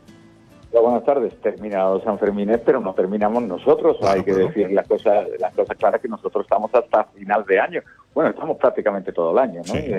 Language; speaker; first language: Spanish; native; Spanish